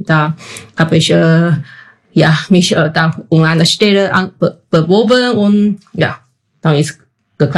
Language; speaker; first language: German; non-native, fluent; Chinese